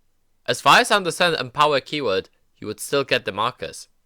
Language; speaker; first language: English; native; English